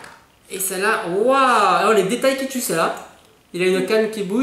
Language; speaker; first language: French; native; French